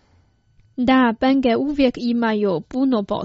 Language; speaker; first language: Croatian; non-native, fluent; Chinese